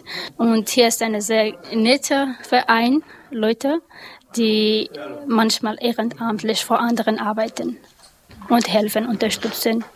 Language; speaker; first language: German; non-native, learner; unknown